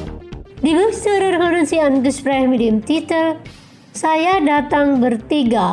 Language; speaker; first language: German; non-native, fluent; Indonesian